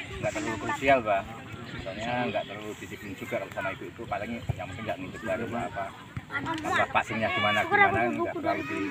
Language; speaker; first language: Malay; non-native, local second language; Javanese